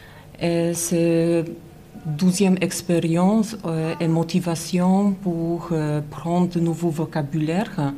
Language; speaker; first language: French; non-native, learner; Polish